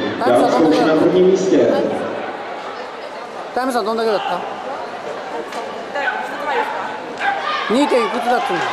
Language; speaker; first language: Japanese; native; Japanese